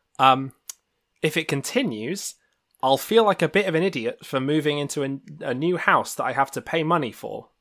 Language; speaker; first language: English; native; English